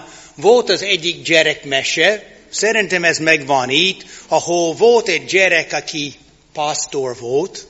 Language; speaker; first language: Hungarian; non-native, fluent; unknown